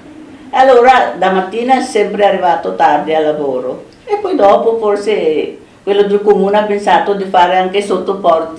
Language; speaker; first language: Italian; non-native, fluent; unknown